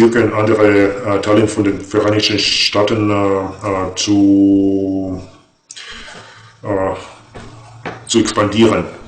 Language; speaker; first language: German; non-native, fluent; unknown